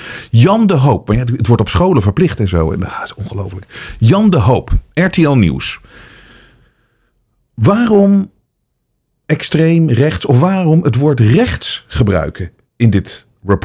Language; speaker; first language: Dutch; native; Dutch